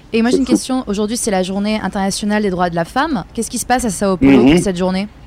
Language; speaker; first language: French; native; French